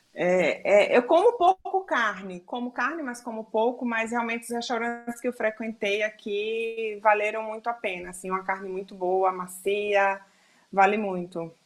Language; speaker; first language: Portuguese; native; Portuguese